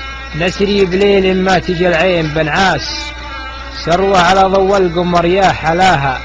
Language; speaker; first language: Arabic; native; Arabic